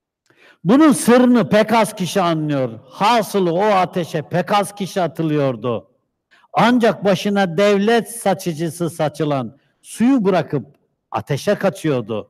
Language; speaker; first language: Turkish; native; Turkish